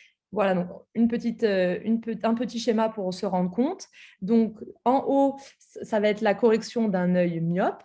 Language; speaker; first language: French; native; French